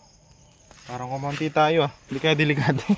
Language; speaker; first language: Filipino; native; Filipino